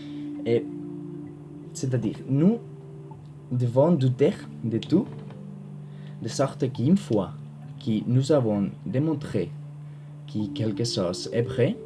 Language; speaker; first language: French; non-native, learner; Spanish